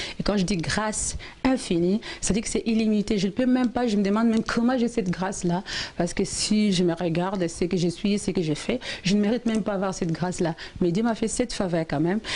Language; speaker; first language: French; non-native, local second language; Lingala